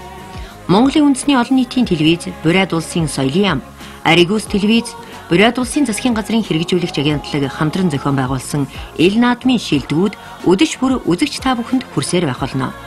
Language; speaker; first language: Mongolian; native; Mongolian